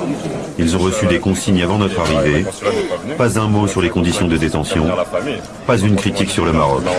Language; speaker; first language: French; native; French